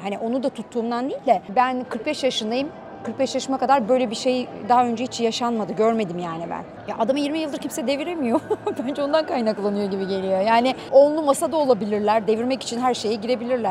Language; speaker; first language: Turkish; native; Turkish